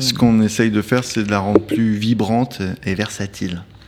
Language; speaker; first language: French; native; French